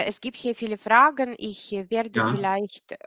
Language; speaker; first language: German; non-native, fluent; Ukrainian